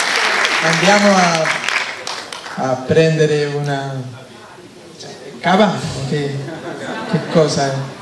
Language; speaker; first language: Italian; non-native, learner; Spanish